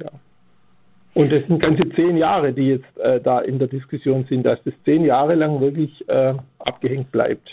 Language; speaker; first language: German; native; German